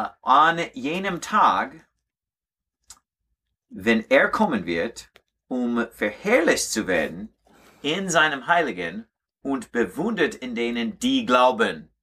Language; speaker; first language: German; non-native, learner; English